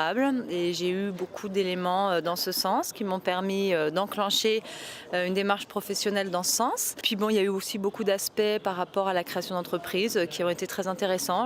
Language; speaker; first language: French; native; French